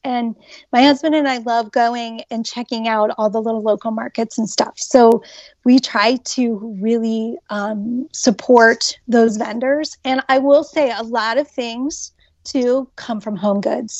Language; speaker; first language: English; native; English